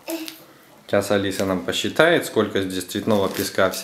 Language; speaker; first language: Russian; native; Russian